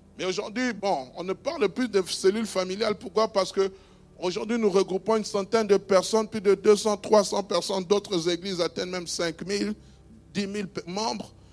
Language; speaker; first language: French; non-native, local second language; Luba-Lulua